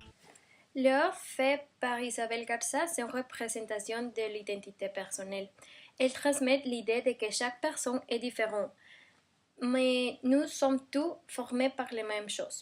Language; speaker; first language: French; non-native, learner; Spanish